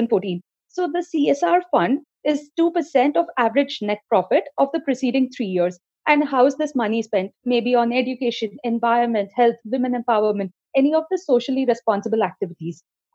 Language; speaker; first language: English; non-native, local second language; Telugu